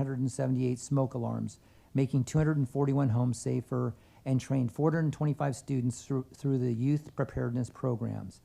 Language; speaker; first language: English; native; English